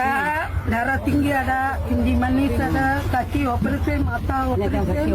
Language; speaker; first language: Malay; non-native, learner; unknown